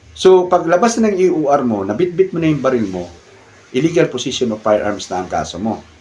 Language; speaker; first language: Filipino; non-native, local second language; Cebuano